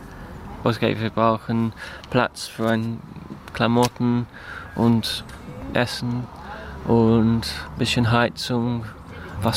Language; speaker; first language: German; non-native, fluent; English